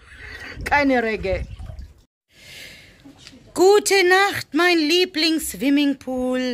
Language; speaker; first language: German; native; German